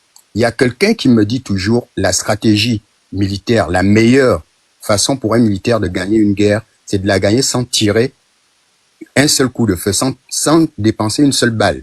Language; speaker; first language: French; non-native, local second language; Fang